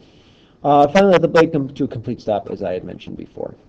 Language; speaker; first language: English; native; English